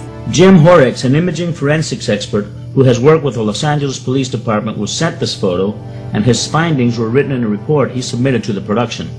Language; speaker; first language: English; native; English